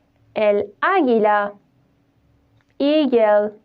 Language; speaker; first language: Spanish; non-native, fluent; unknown